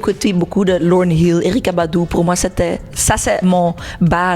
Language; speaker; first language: French; non-native, local second language; Dutch